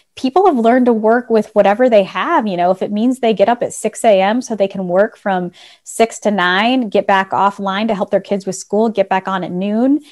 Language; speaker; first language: English; native; English